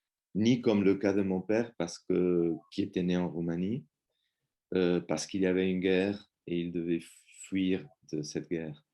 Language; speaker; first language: French; non-native, fluent; Spanish